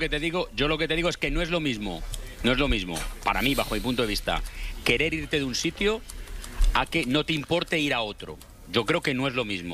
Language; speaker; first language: Spanish; native; Spanish